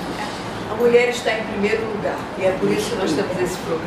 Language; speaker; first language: Portuguese; native; Portuguese